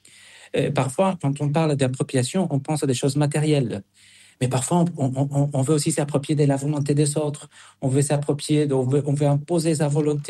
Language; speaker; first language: French; non-native, fluent; Spanish